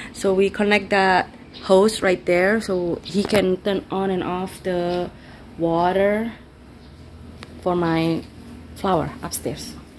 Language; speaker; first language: English; non-native, fluent; Javanese